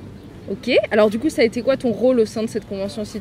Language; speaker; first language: French; native; French